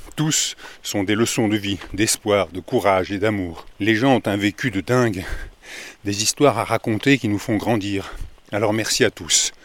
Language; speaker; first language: French; native; French